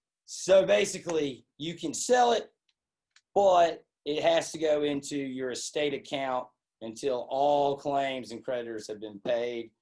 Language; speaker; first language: English; native; English